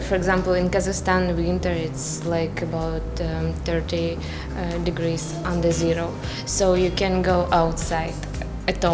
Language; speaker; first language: English; non-native, learner; Russian